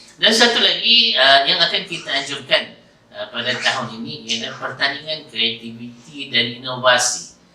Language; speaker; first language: Malay; native; Malay